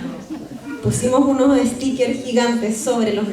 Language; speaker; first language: Spanish; native; Spanish